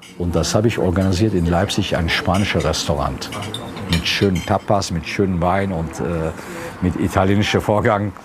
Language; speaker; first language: German; early bilingual, other home language; Turkish